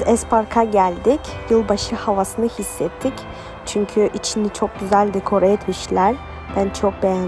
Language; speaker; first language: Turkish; non-native, fluent; Kazakh